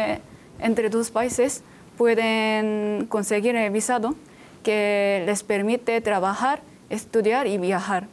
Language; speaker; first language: Spanish; non-native, fluent; Korean